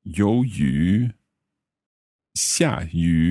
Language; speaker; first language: Chinese; non-native, learner; English